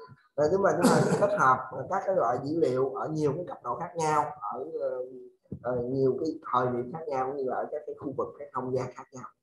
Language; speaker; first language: Vietnamese; native; Vietnamese